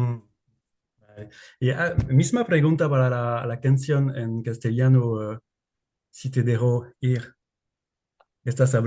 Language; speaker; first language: Spanish; non-native, learner; French